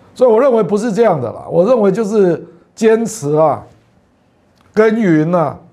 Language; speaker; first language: Chinese; native; Chinese